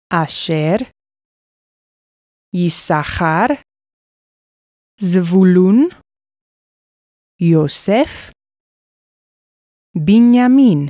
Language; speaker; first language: Hebrew; non-native, fluent; English